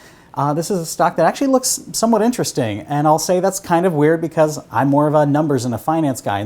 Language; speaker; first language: English; native; English